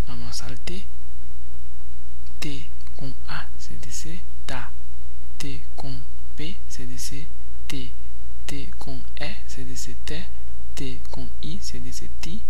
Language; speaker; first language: Spanish; non-native, fluent; Haitian Creole